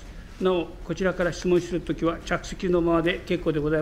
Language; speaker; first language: Japanese; native; Japanese